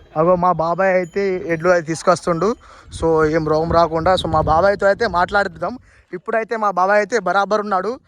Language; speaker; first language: Telugu; non-native, local second language; Lambadi